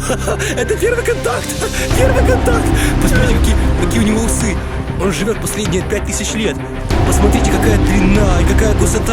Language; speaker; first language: Russian; native; Russian